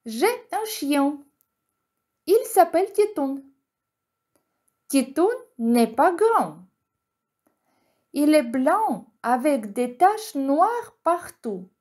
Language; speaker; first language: French; non-native, fluent; Ukrainian